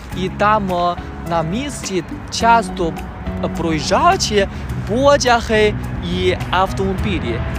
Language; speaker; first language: Ukrainian; non-native, learner; Chinese